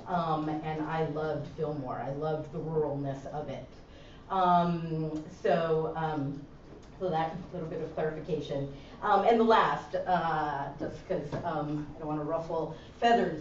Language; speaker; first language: English; early bilingual, other home language; Spanish